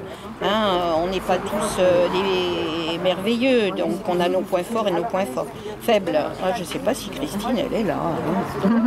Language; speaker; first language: French; native; French